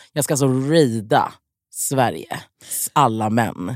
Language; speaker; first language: Swedish; native; Swedish